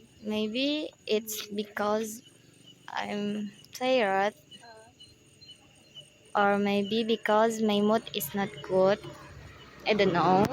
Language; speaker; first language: English; non-native, learner; Indonesian